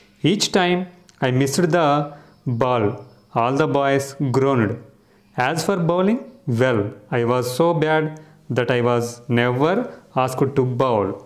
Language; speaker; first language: English; non-native, local second language; Telugu